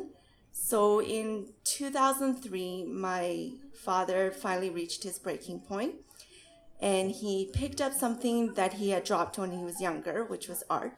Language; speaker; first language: English; native; English